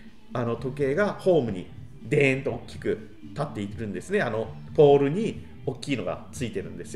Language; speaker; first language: Japanese; native; Japanese